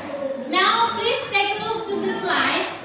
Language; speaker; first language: English; non-native, local second language; Indonesian